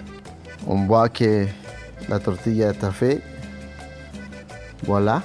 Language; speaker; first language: French; non-native, learner; Spanish